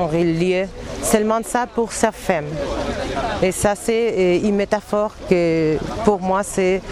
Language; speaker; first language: French; non-native, learner; Spanish